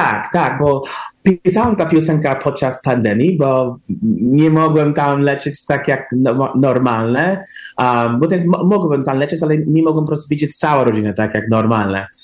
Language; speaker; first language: Polish; early bilingual, heritage; English